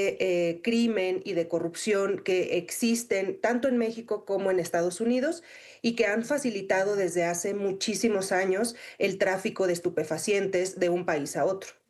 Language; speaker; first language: Spanish; native; Spanish